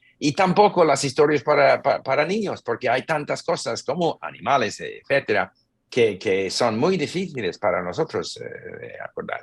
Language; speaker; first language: Spanish; non-native, fluent; English